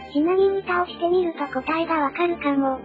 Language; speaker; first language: Japanese; native; Japanese